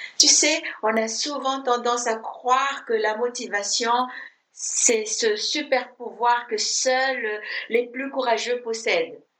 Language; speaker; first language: French; non-native, fluent; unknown